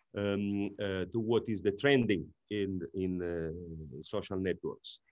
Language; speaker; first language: English; non-native, fluent; Italian